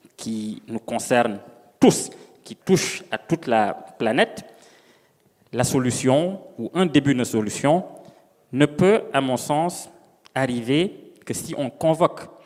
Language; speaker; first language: French; non-native, local second language; Serer